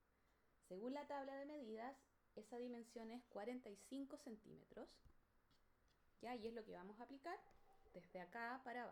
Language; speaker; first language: Spanish; native; Spanish